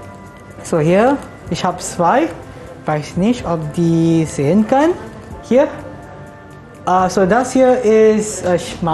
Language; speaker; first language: German; non-native, learner; Malay